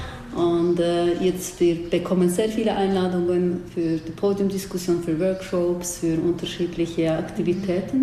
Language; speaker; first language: German; non-native, fluent; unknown